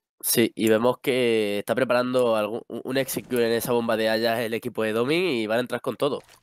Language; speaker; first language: Spanish; native; Spanish